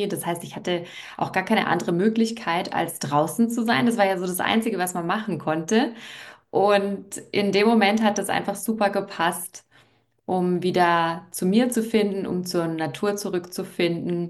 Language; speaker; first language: German; native; German